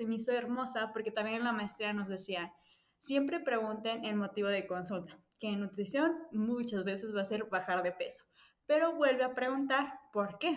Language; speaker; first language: Spanish; native; Spanish